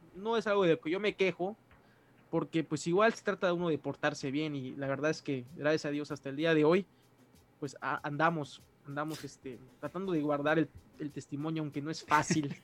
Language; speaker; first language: Spanish; native; Spanish